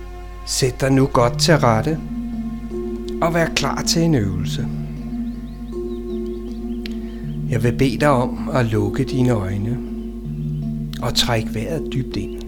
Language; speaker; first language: Danish; native; Danish